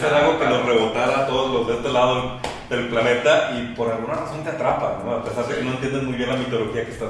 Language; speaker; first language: Spanish; native; Spanish